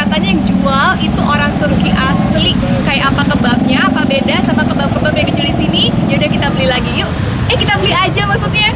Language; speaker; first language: Indonesian; native; Indonesian